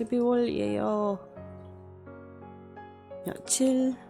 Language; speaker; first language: Korean; non-native, learner; English